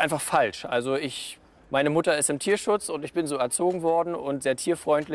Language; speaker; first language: German; native; German